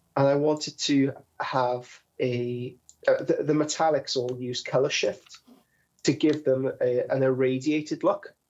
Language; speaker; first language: English; native; English